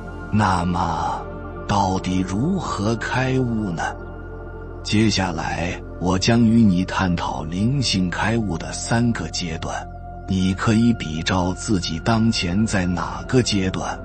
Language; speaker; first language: Chinese; native; Chinese